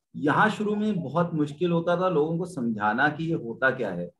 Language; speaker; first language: Hindi; native; Hindi